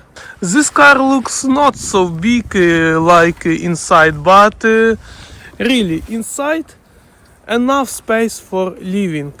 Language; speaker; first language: English; non-native, learner; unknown